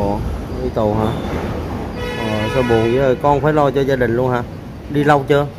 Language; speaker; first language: Vietnamese; native; Vietnamese